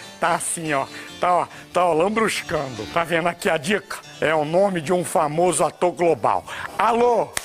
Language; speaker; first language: Portuguese; native; Portuguese